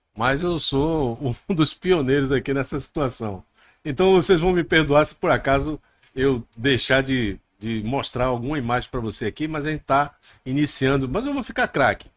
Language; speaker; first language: Portuguese; native; Portuguese